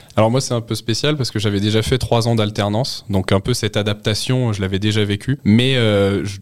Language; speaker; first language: French; native; French